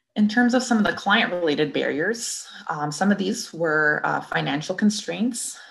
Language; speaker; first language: English; native; English